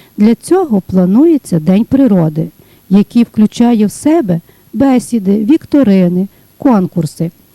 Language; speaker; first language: Ukrainian; native; Ukrainian